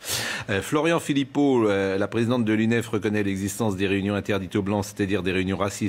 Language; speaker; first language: French; native; French